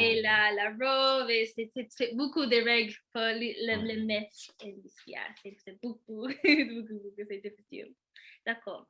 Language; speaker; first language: French; non-native, learner; English